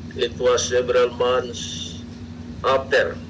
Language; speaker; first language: English; non-native, local second language; Cebuano